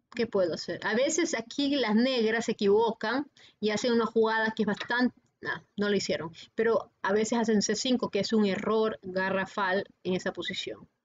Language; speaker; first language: Spanish; native; Spanish